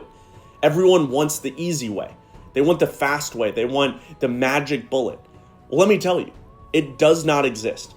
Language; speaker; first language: English; native; English